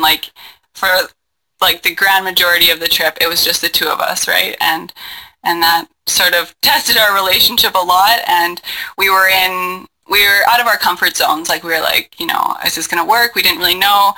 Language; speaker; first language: English; native; English